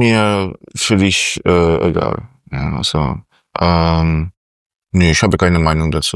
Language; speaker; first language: German; non-native, fluent; Polish